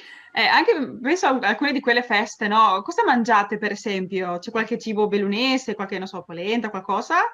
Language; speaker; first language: Italian; early bilingual, heritage; Spanish